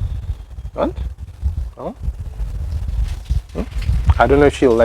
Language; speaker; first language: English; native; English